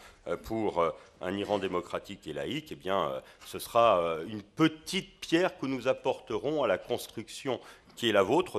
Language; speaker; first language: French; native; French